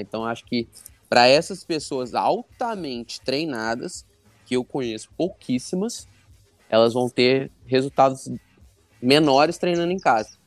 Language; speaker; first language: Portuguese; native; Portuguese